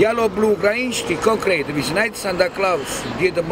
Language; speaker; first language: Russian; non-native, learner; Italian